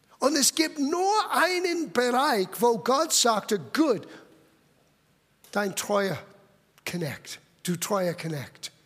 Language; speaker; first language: German; non-native, fluent; English